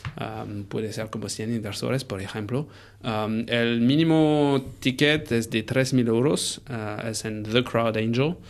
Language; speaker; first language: Spanish; non-native, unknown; French